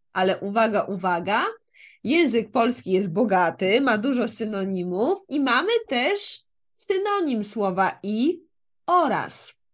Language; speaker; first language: Polish; native; Polish